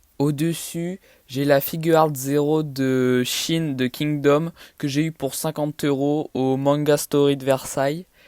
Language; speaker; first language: French; native; French